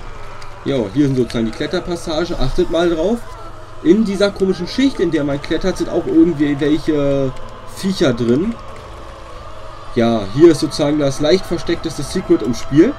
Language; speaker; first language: German; native; German